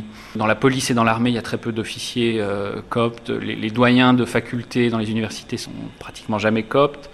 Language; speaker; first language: French; native; French